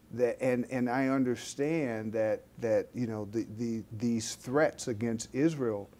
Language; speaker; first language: English; native; English